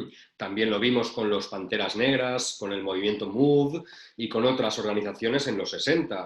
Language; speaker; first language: Spanish; native; Spanish